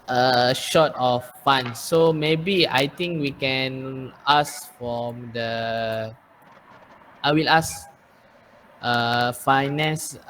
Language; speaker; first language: English; non-native, learner; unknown